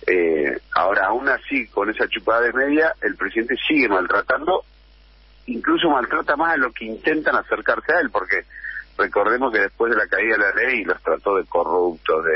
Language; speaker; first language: Spanish; native; Spanish